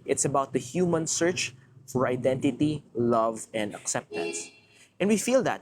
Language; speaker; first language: English; non-native, local second language; Filipino